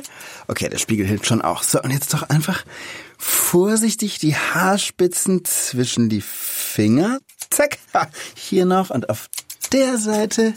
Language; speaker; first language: German; native; German